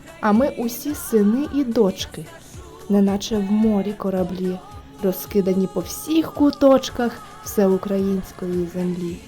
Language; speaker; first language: Ukrainian; native; Ukrainian